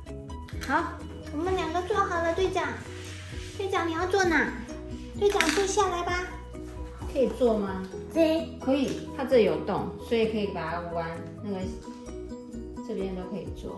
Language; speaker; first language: Chinese; native; Chinese